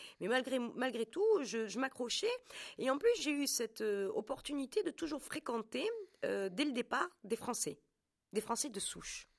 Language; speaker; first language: French; native; French